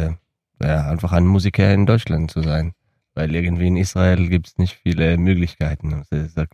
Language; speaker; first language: German; non-native, learner; Hebrew